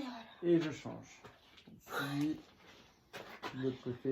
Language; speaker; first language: French; native; French